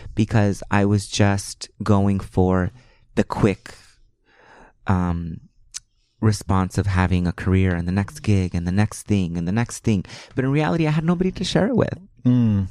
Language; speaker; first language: English; early bilingual, other home language; Spanish